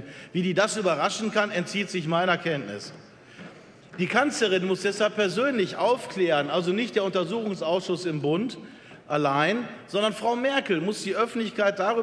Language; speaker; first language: German; native; German